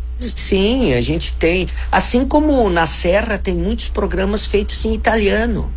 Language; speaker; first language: Portuguese; non-native, local second language; German